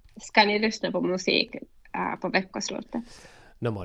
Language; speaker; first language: Swedish; non-native, local second language; Finnish